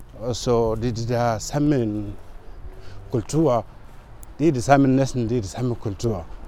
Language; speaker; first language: Danish; non-native, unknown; Mandingo